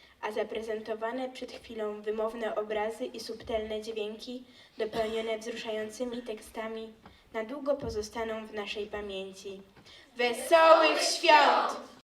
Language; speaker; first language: Polish; native; Polish